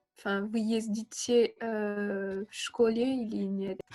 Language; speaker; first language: Russian; non-native, learner; French